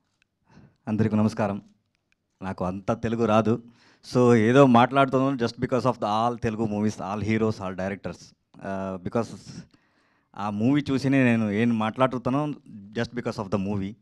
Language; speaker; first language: Telugu; non-native, learner; Kannada